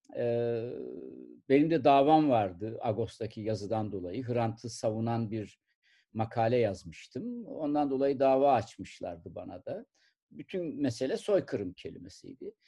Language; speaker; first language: Turkish; native; Turkish